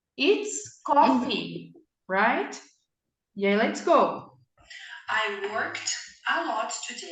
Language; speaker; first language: English; non-native, fluent; Portuguese